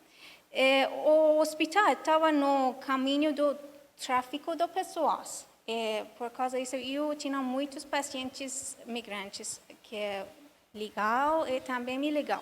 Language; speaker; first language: Portuguese; non-native, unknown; Persian